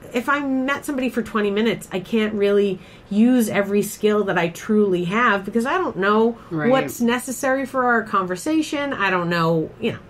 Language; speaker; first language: English; native; English